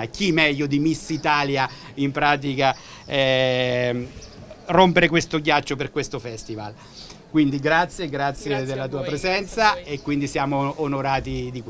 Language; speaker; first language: Italian; native; Italian